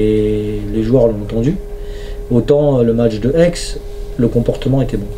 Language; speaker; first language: French; native; French